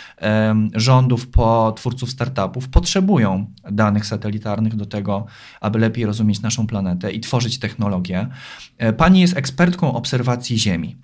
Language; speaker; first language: Polish; native; Polish